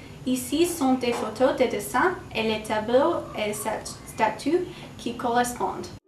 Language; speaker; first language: French; non-native, learner; English